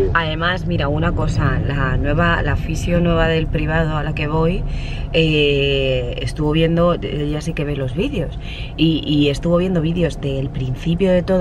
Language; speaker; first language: Spanish; native; Spanish